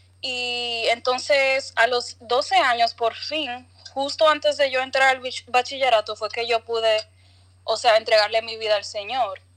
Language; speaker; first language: Spanish; early bilingual, other home language; English